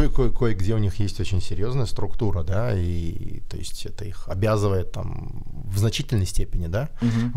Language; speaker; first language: Russian; native; Russian